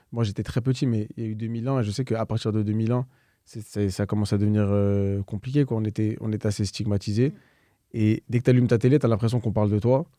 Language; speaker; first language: French; native; French